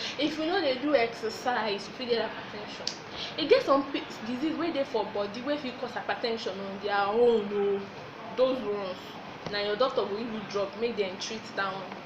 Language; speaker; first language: Nigerian Pidgin; non-native, local second language; Yoruba